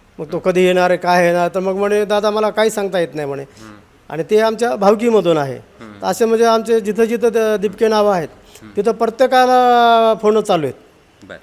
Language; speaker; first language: Marathi; native; Marathi